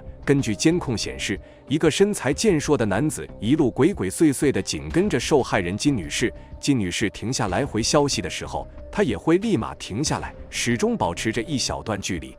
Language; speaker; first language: Chinese; native; Chinese